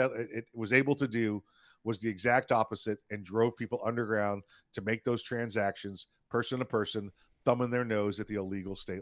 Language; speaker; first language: English; native; English